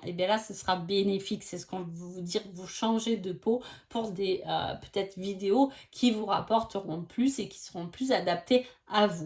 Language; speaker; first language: French; native; French